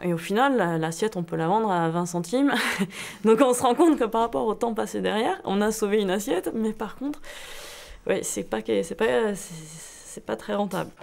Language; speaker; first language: French; native; French